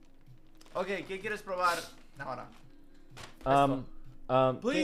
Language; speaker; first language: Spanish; early bilingual, heritage; Spanish